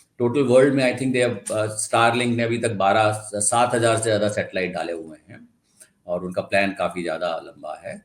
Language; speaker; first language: Hindi; non-native, local second language; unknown